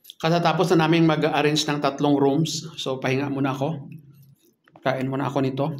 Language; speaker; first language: Filipino; non-native, local second language; Cebuano